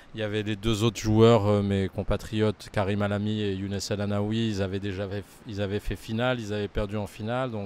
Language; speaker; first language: French; native; French